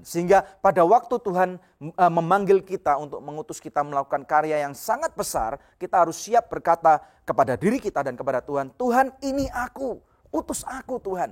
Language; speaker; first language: Indonesian; native; Indonesian